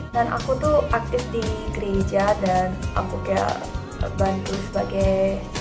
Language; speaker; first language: Indonesian; early bilingual, other home language; Korean